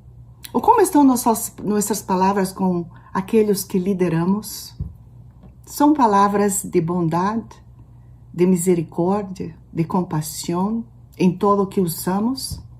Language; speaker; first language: Portuguese; non-native, fluent; Spanish